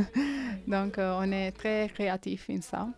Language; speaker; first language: French; non-native, fluent; Italian